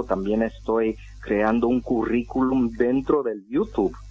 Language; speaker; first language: Spanish; non-native, fluent; English